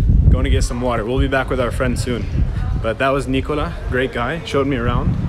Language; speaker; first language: English; native; English